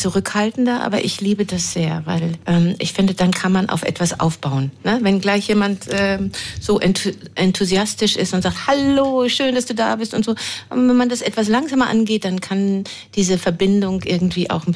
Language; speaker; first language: German; native; German